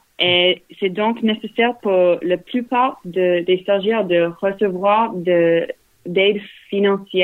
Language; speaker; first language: French; non-native, learner; English